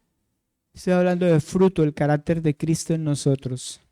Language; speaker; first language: Spanish; native; Spanish